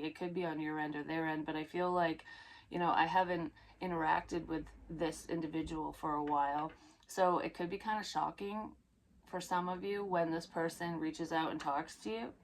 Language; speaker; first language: English; native; English